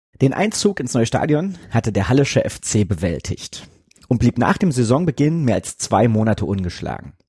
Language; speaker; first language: German; native; German